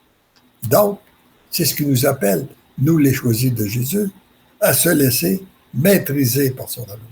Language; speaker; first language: French; native; French